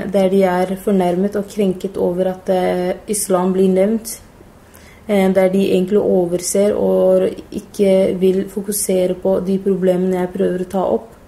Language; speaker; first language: Norwegian; early bilingual, other home language; Somali